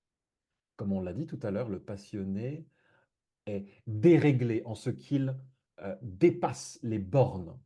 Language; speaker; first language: French; native; French